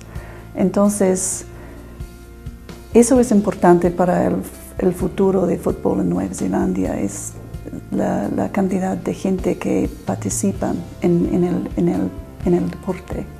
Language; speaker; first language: Spanish; non-native, fluent; English